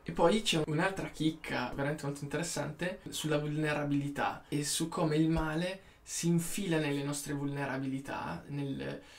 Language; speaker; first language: Italian; native; Italian